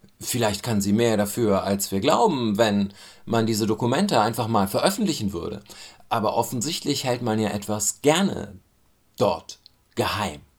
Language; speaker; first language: German; early bilingual, other home language; Turkish